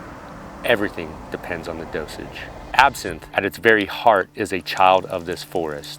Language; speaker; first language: English; native; English